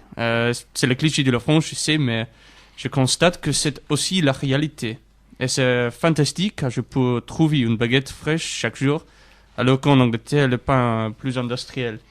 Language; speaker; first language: French; non-native, fluent; English